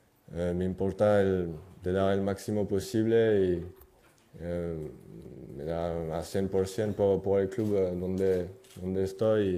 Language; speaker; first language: Spanish; non-native, fluent; French